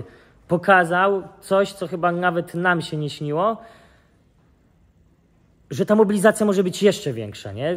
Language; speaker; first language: Polish; native; Polish